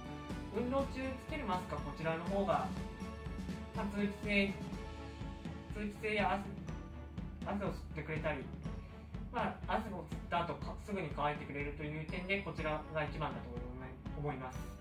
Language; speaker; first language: Japanese; native; Japanese